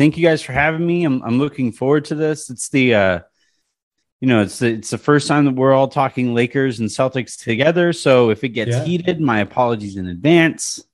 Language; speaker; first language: English; native; English